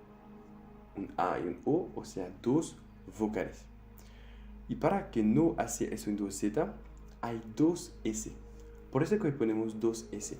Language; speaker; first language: Spanish; non-native, fluent; French